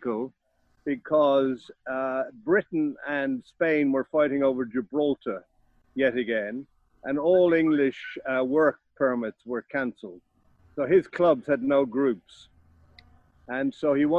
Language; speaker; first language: English; native; English